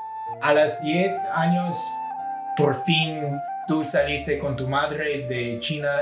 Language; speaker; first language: Spanish; non-native, fluent; English